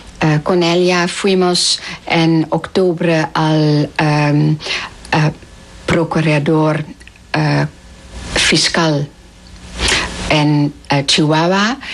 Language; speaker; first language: Spanish; non-native, learner; Dutch